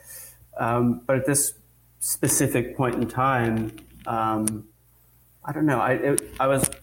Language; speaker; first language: English; native; English